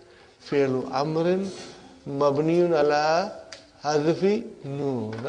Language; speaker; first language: Arabic; non-native, fluent; English